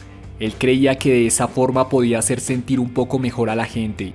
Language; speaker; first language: Spanish; native; Spanish